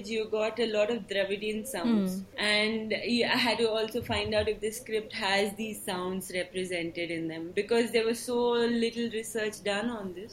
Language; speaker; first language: English; non-native, local second language; Tulu